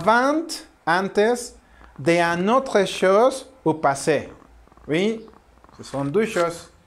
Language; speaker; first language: French; non-native, learner; Spanish